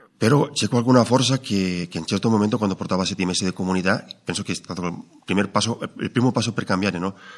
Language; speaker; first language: Italian; non-native, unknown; Spanish